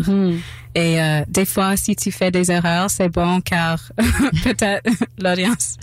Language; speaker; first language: French; non-native, local second language; English